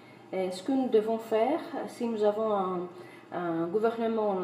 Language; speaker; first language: French; non-native, fluent; Greek